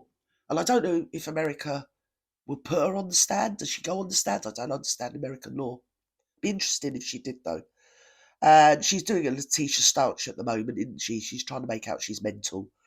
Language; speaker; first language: English; native; English